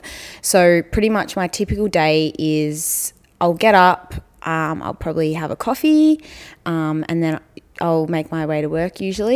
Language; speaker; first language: English; native; English